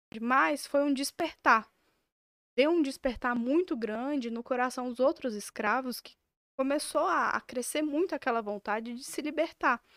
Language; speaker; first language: Portuguese; native; Portuguese